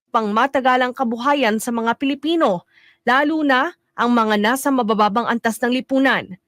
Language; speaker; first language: Filipino; native; Filipino